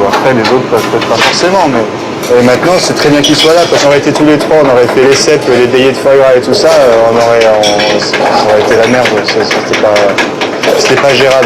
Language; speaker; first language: French; native; French